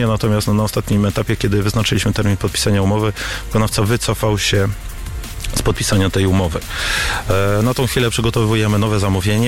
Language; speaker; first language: Polish; native; Polish